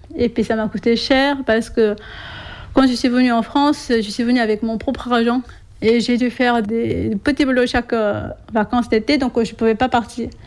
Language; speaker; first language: French; non-native, fluent; Korean